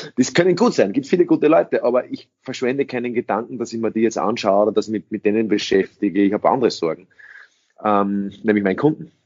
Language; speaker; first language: German; early bilingual, other home language; English